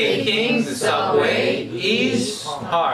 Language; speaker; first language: English; non-native, fluent; Korean